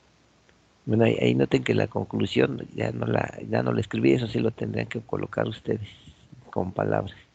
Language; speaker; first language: Spanish; native; Spanish